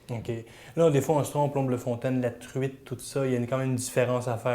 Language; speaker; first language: French; native; French